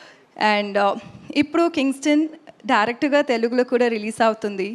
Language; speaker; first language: Telugu; non-native, learner; Tamil